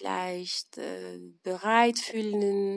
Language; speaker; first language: German; non-native, fluent; French